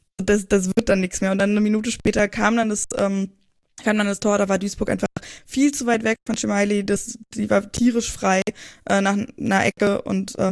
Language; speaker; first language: German; native; German